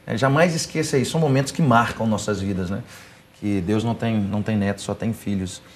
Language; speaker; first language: Portuguese; non-native, fluent; English